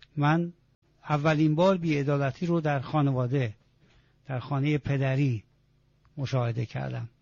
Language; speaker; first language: Persian; non-native, local second language; Azerbaijani